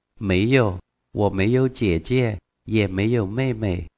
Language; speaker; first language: Chinese; non-native, fluent; Vietnamese